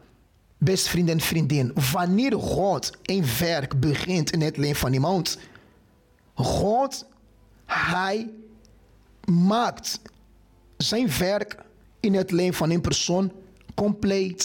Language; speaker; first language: Dutch; non-native, fluent; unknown